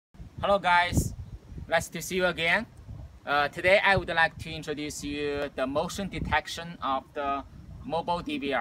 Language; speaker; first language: English; non-native, local second language; Chinese